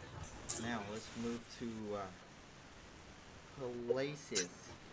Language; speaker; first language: English; non-native, fluent; Vietnamese